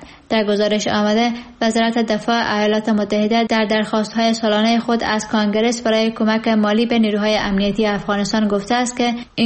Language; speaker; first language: Persian; native; Persian